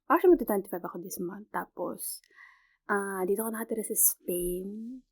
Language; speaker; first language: Filipino; native; Filipino